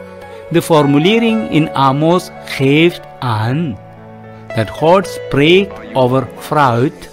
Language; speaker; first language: Dutch; non-native, fluent; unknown